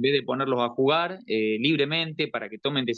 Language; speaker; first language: Spanish; native; Spanish